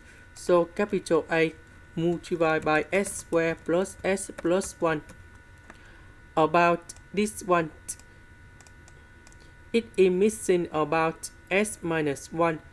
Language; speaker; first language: English; non-native, fluent; Vietnamese